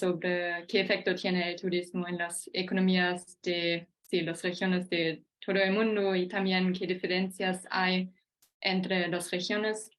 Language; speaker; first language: Spanish; non-native, fluent; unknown